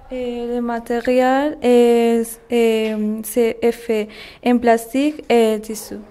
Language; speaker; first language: French; non-native, learner; Spanish